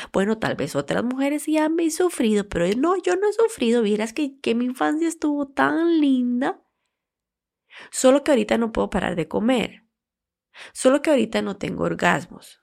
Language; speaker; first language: Spanish; native; Spanish